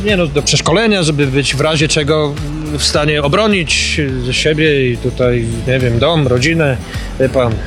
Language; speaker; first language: Polish; native; Polish